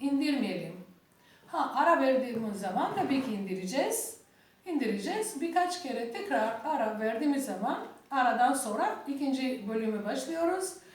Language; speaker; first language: Turkish; non-native, learner; Albanian